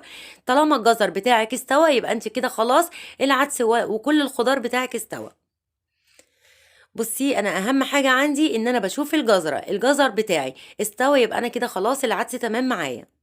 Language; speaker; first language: Arabic; native; Arabic